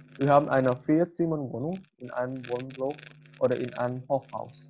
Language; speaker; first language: German; non-native, fluent; Indonesian